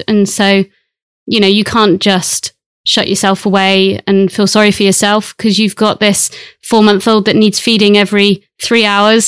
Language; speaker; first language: English; native; English